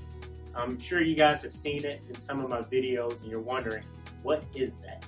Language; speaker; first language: English; native; English